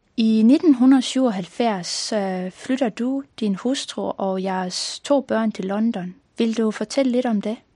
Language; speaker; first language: Danish; non-native, fluent; Estonian